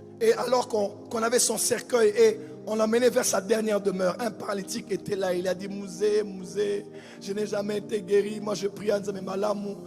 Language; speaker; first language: French; non-native, local second language; Lingala